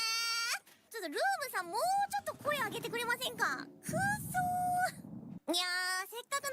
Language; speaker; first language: Japanese; native; Japanese